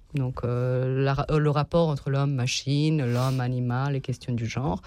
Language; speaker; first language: French; non-native, fluent; Serbian